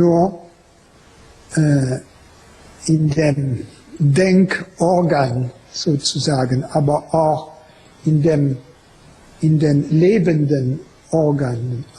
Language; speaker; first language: German; non-native, fluent; French